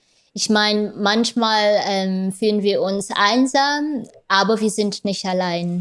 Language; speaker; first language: German; non-native, fluent; Vietnamese